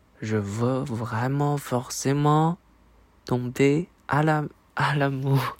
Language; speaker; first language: French; non-native, learner; Chinese